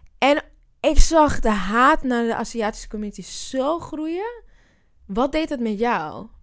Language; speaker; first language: Dutch; early bilingual, other home language; Akan